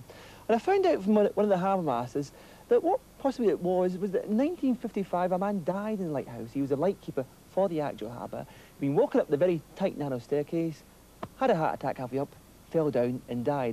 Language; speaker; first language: English; native; English